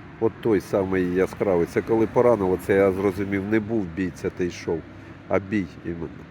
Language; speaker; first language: Ukrainian; native; Ukrainian